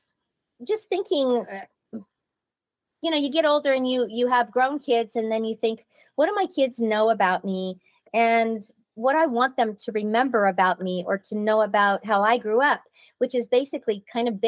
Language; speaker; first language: English; native; English